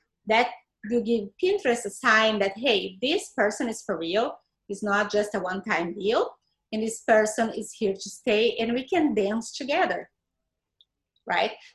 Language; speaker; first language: English; non-native, fluent; Portuguese